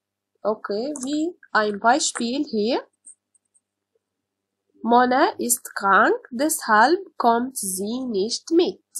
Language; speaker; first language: German; non-native, learner; Arabic